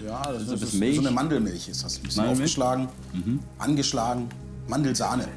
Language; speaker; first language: German; native; German